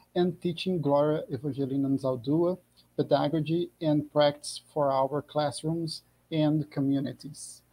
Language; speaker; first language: English; non-native, fluent; Portuguese